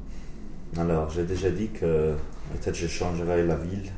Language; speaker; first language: French; non-native, learner; English